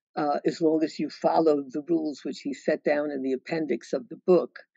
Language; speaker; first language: English; native; English